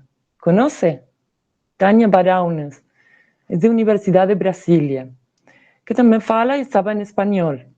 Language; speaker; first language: Portuguese; non-native, learner; Spanish